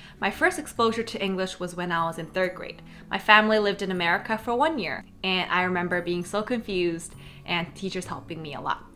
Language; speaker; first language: English; non-native, fluent; Korean